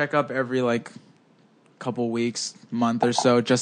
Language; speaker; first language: English; early bilingual, other home language; Spanish